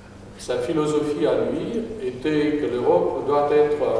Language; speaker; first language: French; non-native, fluent; Romanian